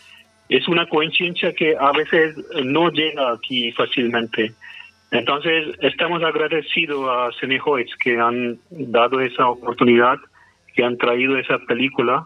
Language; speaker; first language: Spanish; non-native, fluent; Hindi